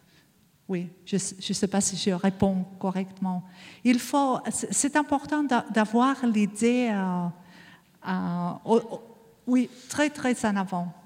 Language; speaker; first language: French; non-native, learner; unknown